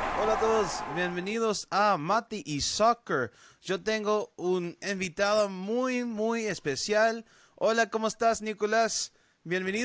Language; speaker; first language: Spanish; early bilingual, heritage; Spanish